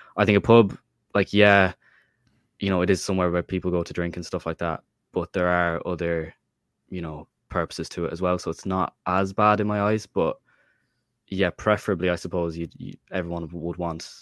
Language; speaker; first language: English; native; English